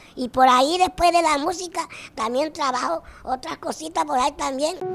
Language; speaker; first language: Spanish; native; Spanish